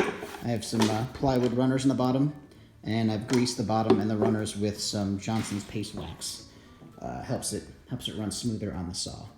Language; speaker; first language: English; native; English